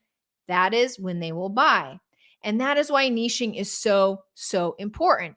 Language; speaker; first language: English; native; English